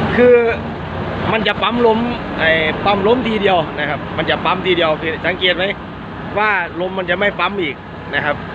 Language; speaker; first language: Thai; non-native, local second language; Northeastern Thai